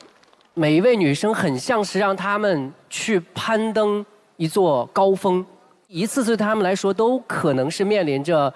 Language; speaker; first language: Chinese; native; Chinese